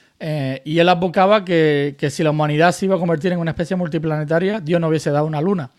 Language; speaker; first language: Spanish; native; Spanish